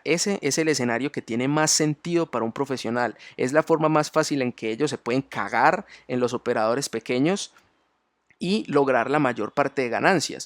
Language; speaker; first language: Spanish; native; Spanish